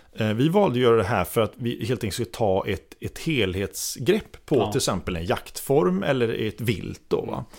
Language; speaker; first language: Swedish; native; Swedish